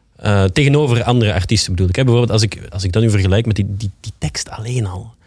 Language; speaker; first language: Dutch; native; Dutch